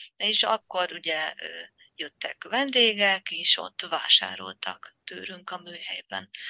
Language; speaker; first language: Hungarian; non-native, fluent; Japanese